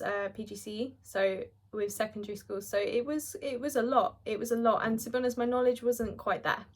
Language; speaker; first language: English; native; English